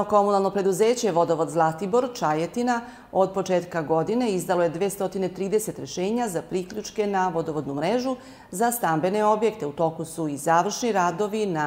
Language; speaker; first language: Serbian; native; Serbian